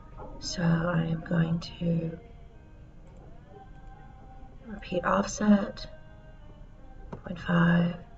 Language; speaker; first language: English; native; English